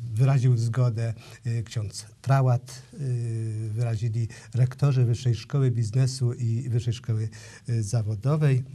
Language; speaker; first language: Polish; native; Polish